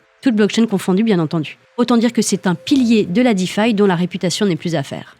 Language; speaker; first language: French; native; French